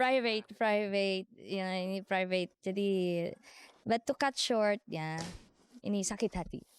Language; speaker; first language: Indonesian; non-native, learner; Filipino